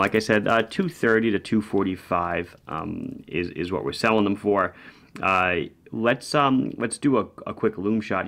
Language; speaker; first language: English; native; English